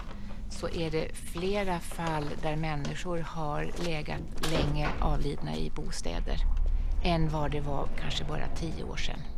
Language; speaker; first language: Swedish; native; Swedish